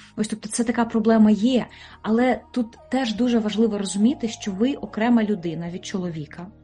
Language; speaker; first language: Ukrainian; native; Ukrainian